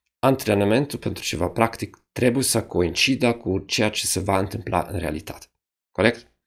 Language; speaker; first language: Romanian; non-native, fluent; German